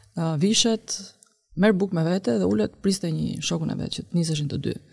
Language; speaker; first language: Albanian; native; Albanian